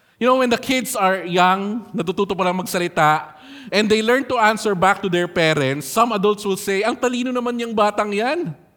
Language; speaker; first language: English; non-native, local second language; Filipino